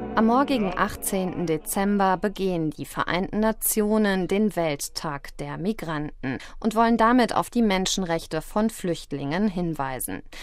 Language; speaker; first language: German; native; German